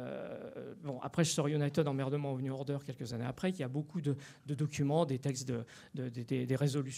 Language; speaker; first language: French; native; French